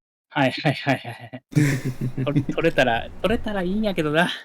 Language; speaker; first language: Japanese; native; Japanese